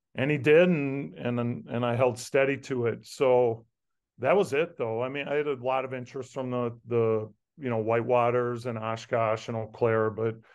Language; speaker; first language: English; native; English